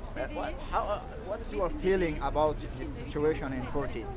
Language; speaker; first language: Turkish; non-native, fluent; Persian